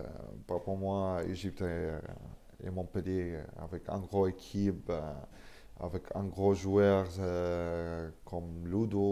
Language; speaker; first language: French; non-native, learner; Arabic